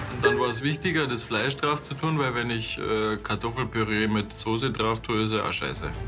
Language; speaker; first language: German; native; German